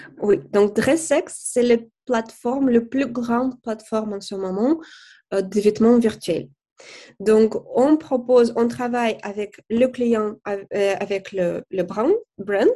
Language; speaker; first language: French; non-native, fluent; Russian